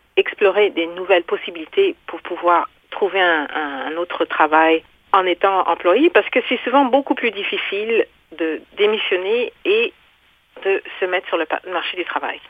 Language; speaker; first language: French; non-native, local second language; Kinyarwanda